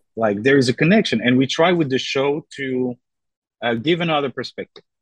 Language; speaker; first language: English; non-native, fluent; French